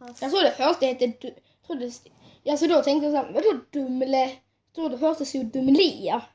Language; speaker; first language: Swedish; native; Swedish